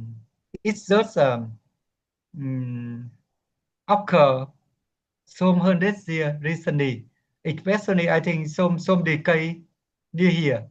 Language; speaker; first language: English; non-native, learner; Vietnamese